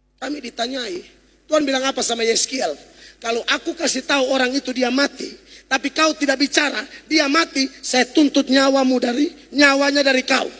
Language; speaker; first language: Indonesian; native; Indonesian